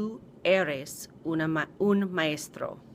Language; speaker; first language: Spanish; non-native, fluent; English